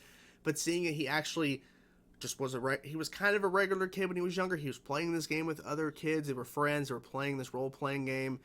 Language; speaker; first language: English; native; English